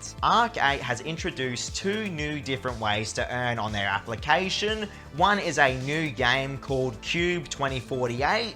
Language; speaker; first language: English; native; English